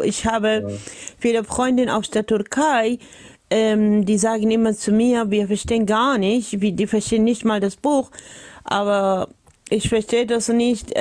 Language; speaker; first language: German; non-native, learner; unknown